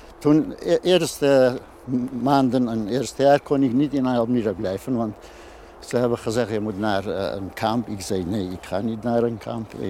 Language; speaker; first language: Dutch; non-native, fluent; Kurdish